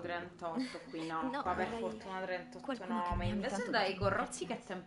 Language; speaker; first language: Italian; native; Italian